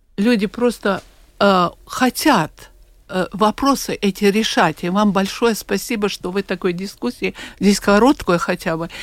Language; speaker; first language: Russian; non-native, local second language; Latvian